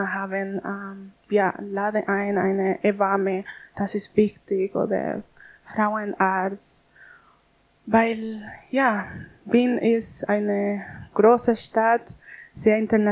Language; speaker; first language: German; non-native, learner; Spanish